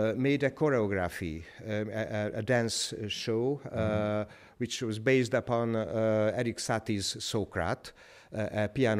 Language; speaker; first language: English; non-native, fluent; Hungarian